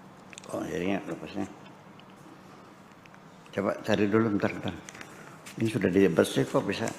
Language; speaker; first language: Indonesian; native; Indonesian